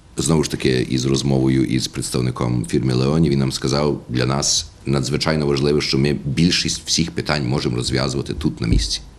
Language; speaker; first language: Ukrainian; early bilingual, heritage; Ukrainian